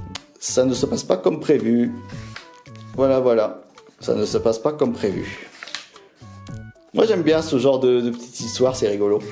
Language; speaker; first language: French; native; French